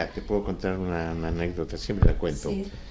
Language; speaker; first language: Spanish; native; Spanish